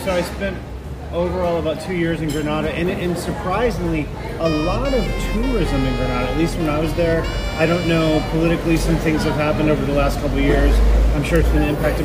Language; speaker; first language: English; native; English